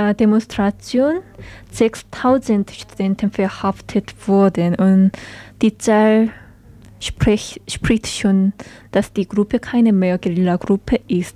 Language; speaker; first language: German; non-native, learner; Korean